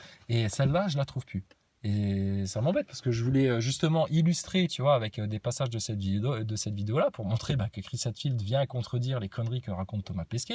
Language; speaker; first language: French; native; French